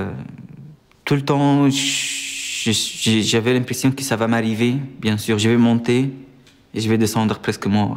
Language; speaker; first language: French; non-native, fluent; Arabic